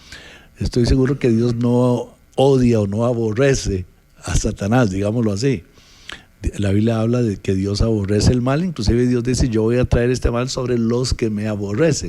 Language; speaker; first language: Spanish; native; Spanish